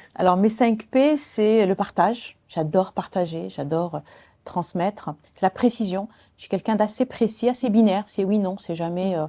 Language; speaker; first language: French; non-native, local second language; Arabic